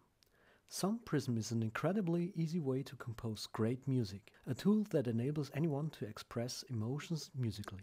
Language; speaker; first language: English; non-native, fluent; German